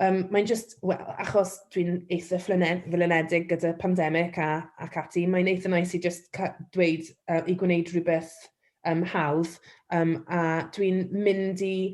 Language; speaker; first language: Welsh; non-native, local second language; English